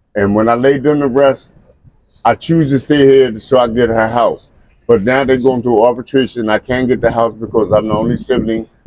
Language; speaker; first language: English; native; English